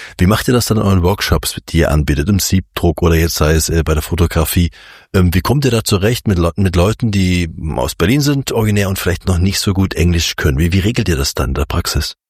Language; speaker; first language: German; native; German